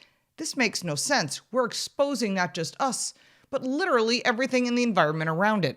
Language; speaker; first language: English; native; English